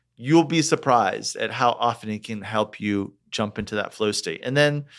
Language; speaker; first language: English; native; English